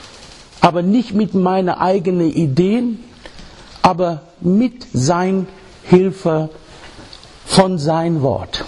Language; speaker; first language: German; non-native, learner; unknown